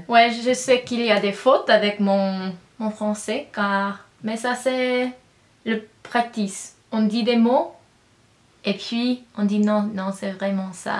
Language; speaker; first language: French; non-native, learner; English